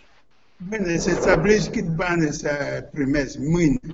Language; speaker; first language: Romanian; non-native, learner; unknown